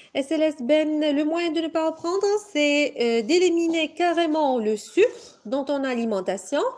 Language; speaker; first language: French; non-native, local second language; Arabic